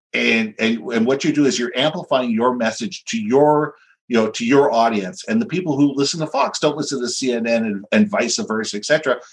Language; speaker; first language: English; native; English